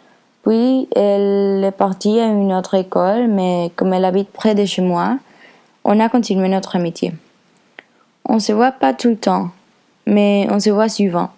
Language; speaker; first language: French; non-native, learner; Spanish